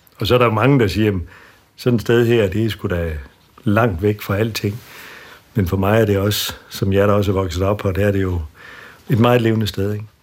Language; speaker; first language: Danish; native; Danish